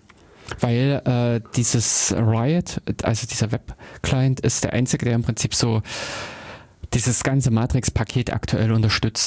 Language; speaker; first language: German; native; German